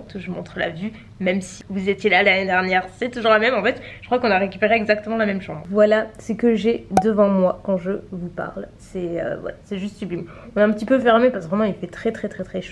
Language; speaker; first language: French; native; French